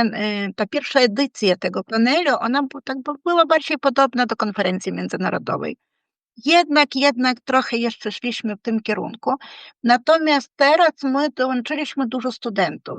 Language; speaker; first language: Polish; non-native, fluent; Ukrainian